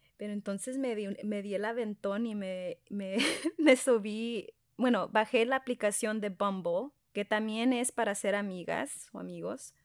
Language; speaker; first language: Spanish; early bilingual, heritage; Spanish